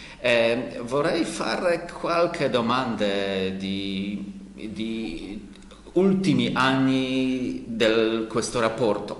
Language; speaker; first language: Italian; non-native, learner; Polish